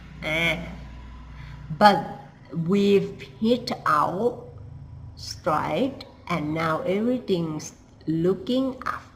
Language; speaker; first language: English; non-native, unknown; Thai